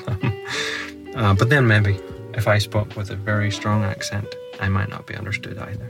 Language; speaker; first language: English; native; English